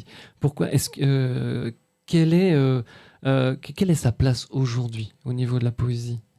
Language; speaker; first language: French; native; French